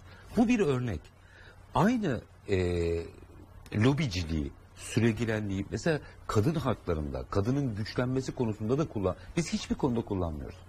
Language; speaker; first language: Turkish; native; Turkish